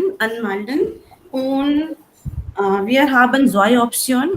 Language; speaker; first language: German; non-native, learner; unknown